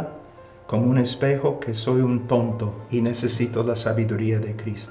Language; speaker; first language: Spanish; non-native, fluent; English